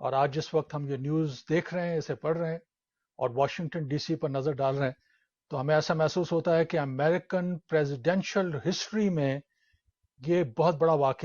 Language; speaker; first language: Urdu; native; Urdu